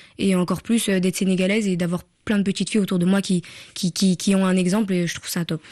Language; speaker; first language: French; early bilingual, other home language; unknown